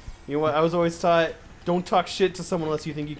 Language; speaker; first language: English; native; English